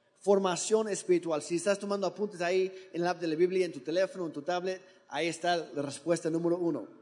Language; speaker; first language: Spanish; non-native, fluent; English